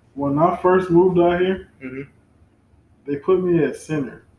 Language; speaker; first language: English; native; English